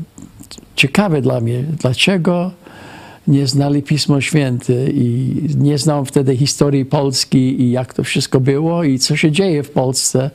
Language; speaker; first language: Polish; non-native, fluent; English